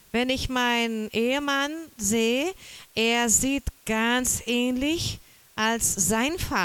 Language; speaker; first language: German; non-native, fluent; Portuguese